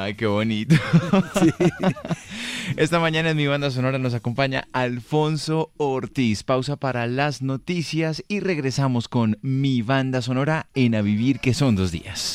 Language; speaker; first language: Spanish; native; Spanish